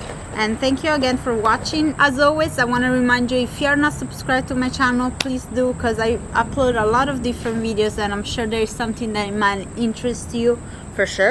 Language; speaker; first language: English; non-native, fluent; Italian